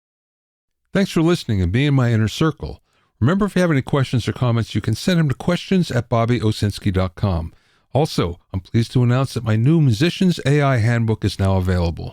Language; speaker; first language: English; native; English